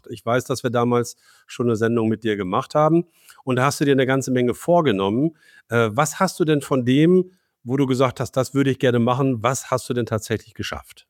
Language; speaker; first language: German; native; German